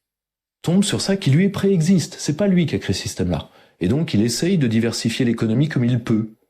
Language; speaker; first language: French; native; French